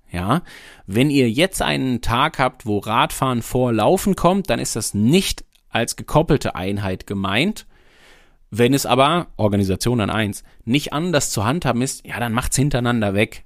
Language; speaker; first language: German; native; German